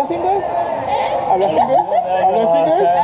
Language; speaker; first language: Spanish; non-native, learner; English